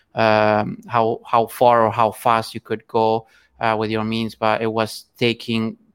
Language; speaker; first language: English; non-native, fluent; Italian